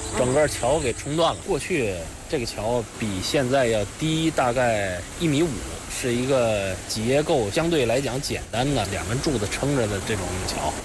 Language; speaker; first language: Chinese; native; Chinese